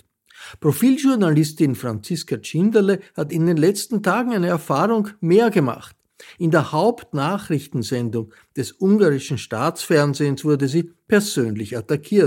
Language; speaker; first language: German; native; German